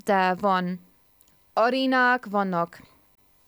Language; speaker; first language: Hungarian; early bilingual, heritage; Hungarian